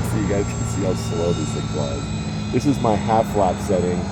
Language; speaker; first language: English; native; English